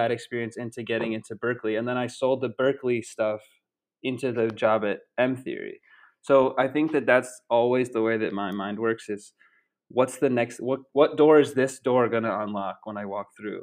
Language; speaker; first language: English; native; English